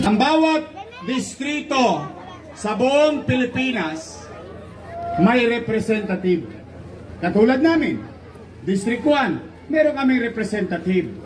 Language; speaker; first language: Filipino; native; Filipino